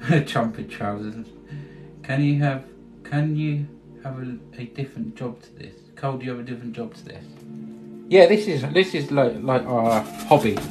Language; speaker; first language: English; native; English